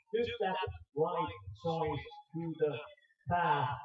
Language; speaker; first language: English; non-native, fluent; Finnish